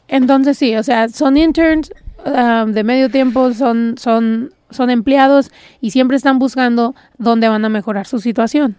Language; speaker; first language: Spanish; early bilingual, heritage; Spanish